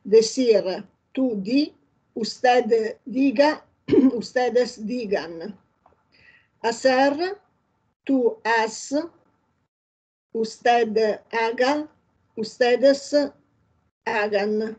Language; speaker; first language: Spanish; non-native, learner; Italian